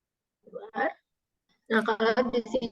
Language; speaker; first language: Indonesian; native; Indonesian